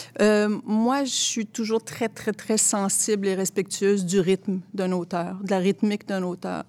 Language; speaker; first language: French; early bilingual, other home language; Arabic